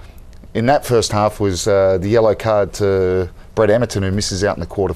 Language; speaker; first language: English; native; English